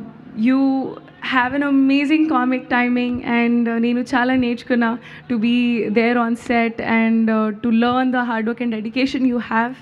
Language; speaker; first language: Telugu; non-native, learner; Hindi